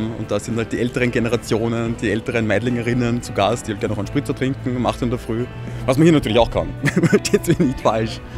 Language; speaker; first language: German; native; German